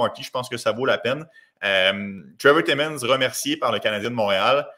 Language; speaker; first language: French; native; French